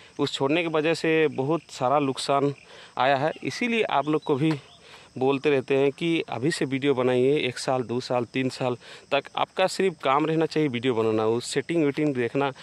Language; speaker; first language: Hindi; non-native, local second language; Bangla